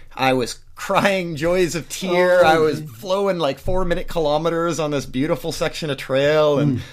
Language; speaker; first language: English; native; English